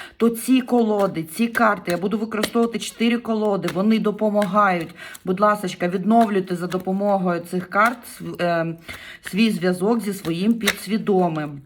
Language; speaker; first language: Ukrainian; non-native, local second language; Russian